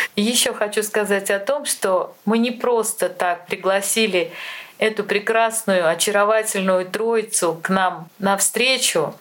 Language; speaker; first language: Russian; native; Russian